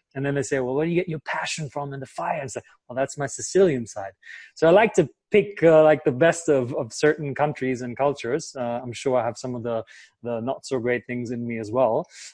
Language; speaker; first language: English; non-native, fluent; German